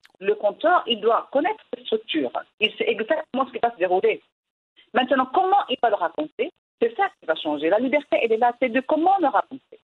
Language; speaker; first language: French; non-native, local second language; Arabic